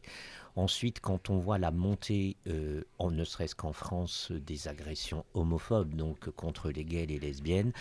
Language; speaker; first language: French; native; French